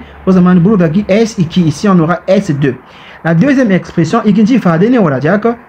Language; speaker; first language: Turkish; non-native, learner; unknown